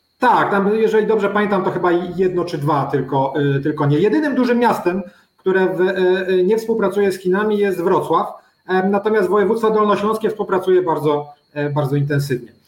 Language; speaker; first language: Polish; native; Polish